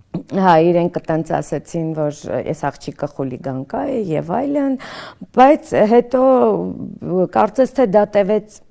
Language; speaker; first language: Armenian; early bilingual, other home language; Russian